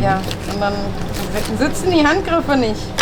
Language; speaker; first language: German; native; German